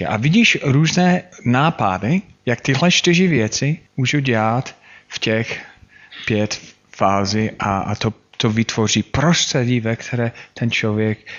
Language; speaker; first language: Czech; non-native, fluent; English